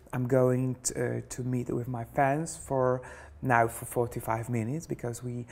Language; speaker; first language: English; non-native, fluent; Polish